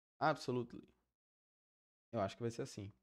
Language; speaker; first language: Portuguese; native; Portuguese